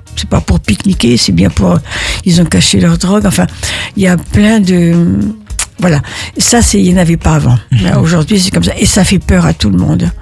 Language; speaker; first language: French; early bilingual, other home language; Italian